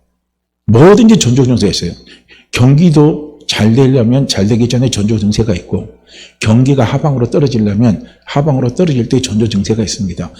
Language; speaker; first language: Korean; native; Korean